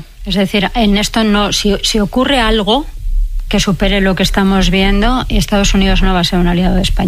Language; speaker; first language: Spanish; native; Spanish